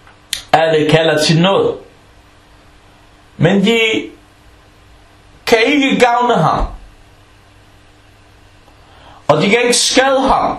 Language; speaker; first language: Danish; non-native, fluent; Arabic